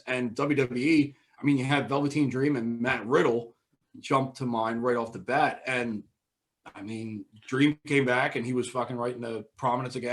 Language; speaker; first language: English; native; English